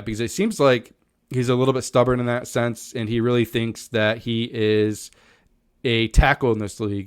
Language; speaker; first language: English; native; English